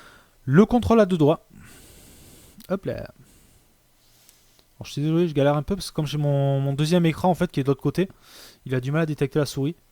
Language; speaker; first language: French; native; French